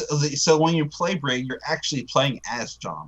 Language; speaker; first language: English; native; English